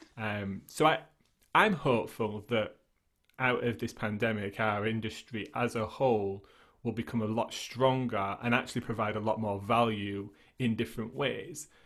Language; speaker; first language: English; native; English